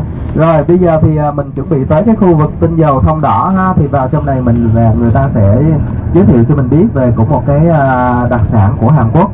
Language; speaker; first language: Vietnamese; native; Vietnamese